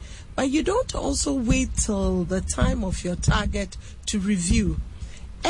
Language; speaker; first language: English; non-native, local second language; Akan